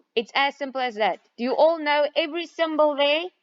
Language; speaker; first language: English; non-native, local second language; Afrikaans